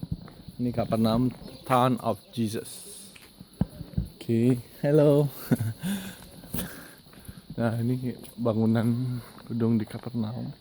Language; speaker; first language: Indonesian; native; Indonesian